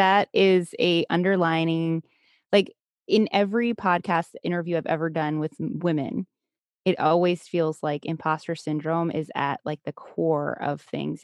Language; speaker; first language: English; native; English